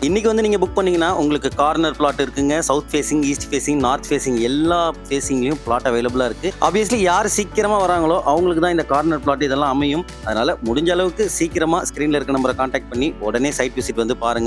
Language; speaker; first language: Tamil; native; Tamil